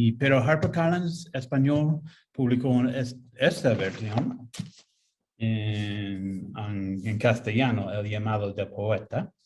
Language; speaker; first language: Spanish; non-native, fluent; English